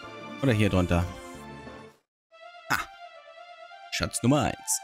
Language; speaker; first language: German; native; German